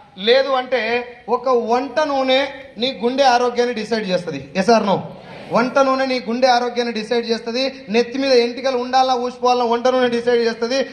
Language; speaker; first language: Telugu; native; Telugu